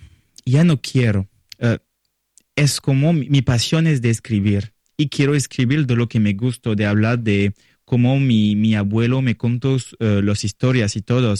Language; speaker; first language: Spanish; non-native, learner; French